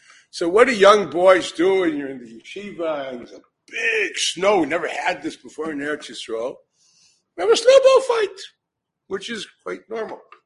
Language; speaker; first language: English; native; English